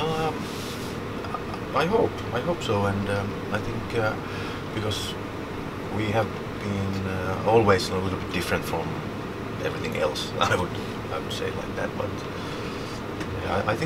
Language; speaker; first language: English; non-native, fluent; Finnish